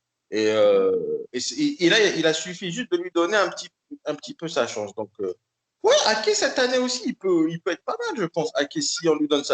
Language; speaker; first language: French; native; French